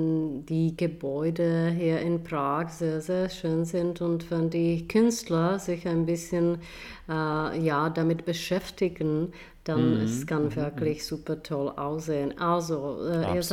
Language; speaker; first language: German; non-native, fluent; Czech